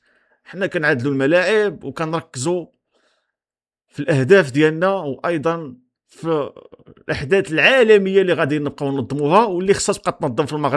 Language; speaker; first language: Arabic; native; Arabic